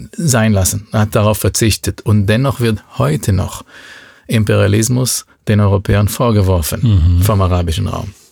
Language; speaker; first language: German; non-native, fluent; Hebrew